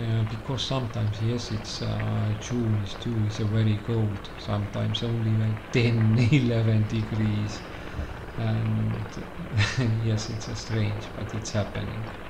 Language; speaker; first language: English; non-native, learner; Estonian